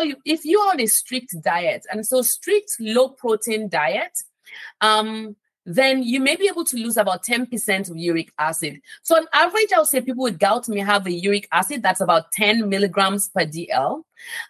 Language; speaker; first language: English; non-native, local second language; Yoruba